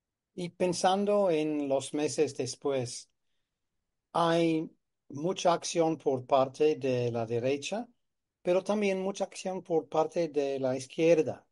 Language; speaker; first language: Spanish; non-native, fluent; English